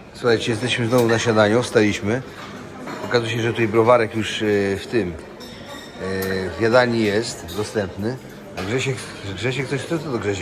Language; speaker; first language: Polish; native; Polish